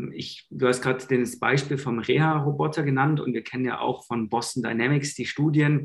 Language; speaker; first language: German; native; German